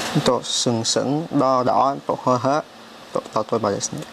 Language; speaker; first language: Japanese; non-native, learner; Vietnamese